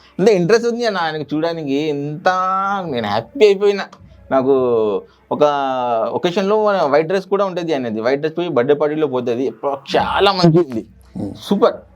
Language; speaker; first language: Telugu; non-native, local second language; Urdu